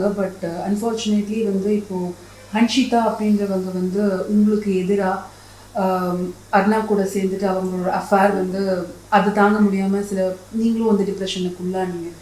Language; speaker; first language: Tamil; native; Tamil